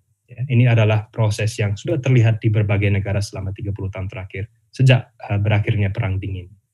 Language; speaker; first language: Indonesian; non-native, fluent; English